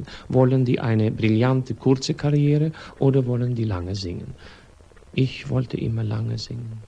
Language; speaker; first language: German; non-native, fluent; Swedish